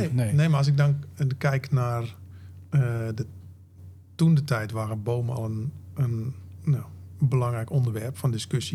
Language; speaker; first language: Dutch; native; Dutch